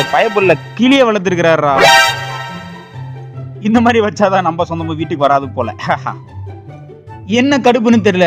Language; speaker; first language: Tamil; native; Tamil